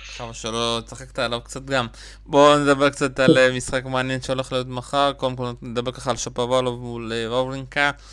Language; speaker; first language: Hebrew; early bilingual, other home language; Russian